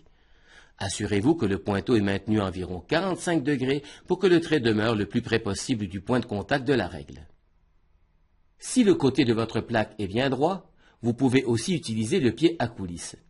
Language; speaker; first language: French; native; French